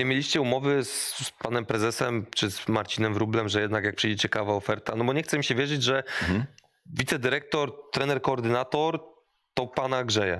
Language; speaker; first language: Polish; native; Polish